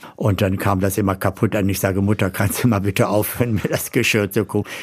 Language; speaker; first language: German; native; German